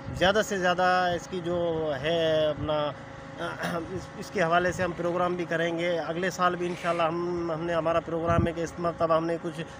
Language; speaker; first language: Urdu; non-native, local second language; Sindhi